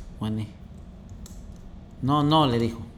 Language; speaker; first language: Spanish; non-native, local second language; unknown